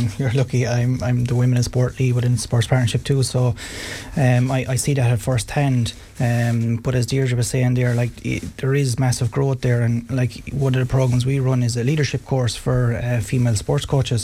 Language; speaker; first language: English; native; English